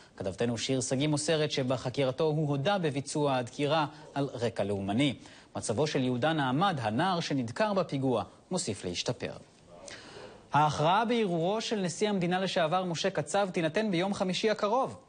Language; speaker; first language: Hebrew; native; Hebrew